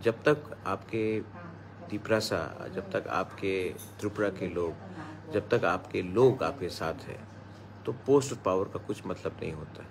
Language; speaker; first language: Hindi; non-native, local second language; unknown